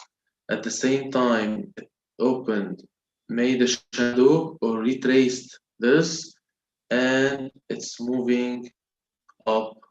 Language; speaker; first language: English; non-native, local second language; Arabic